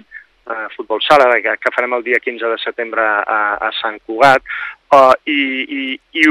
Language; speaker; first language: Catalan; native; Catalan